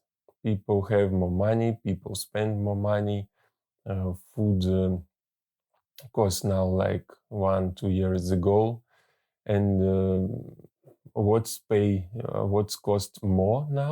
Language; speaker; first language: English; non-native, learner; Russian